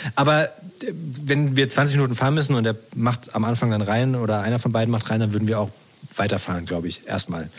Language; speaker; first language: German; native; German